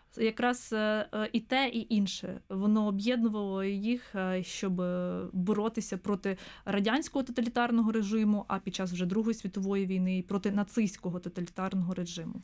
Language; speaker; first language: Ukrainian; native; Ukrainian